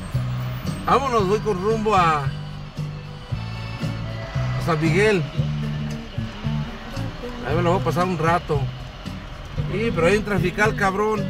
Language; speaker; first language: Spanish; native; Spanish